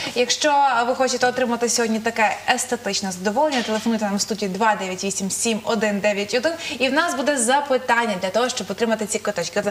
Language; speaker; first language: Ukrainian; native; Ukrainian